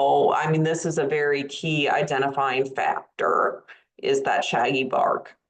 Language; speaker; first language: English; native; English